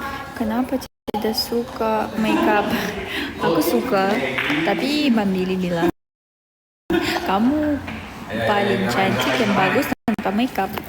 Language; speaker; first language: Indonesian; non-native, learner; Russian